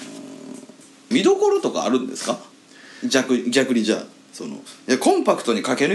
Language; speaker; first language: Japanese; native; Japanese